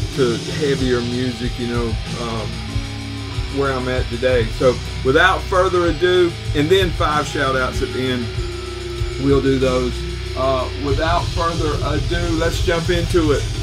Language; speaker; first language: English; native; English